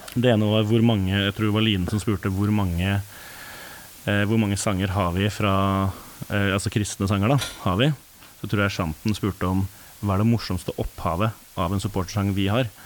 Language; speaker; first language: Norwegian; native; Norwegian